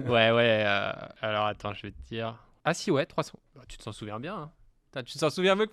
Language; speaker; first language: French; native; French